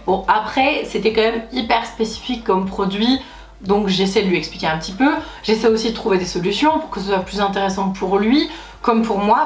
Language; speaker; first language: French; native; French